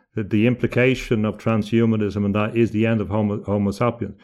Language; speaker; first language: English; native; English